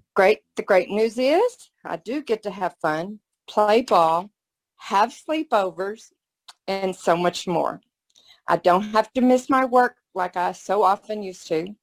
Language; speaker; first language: English; native; English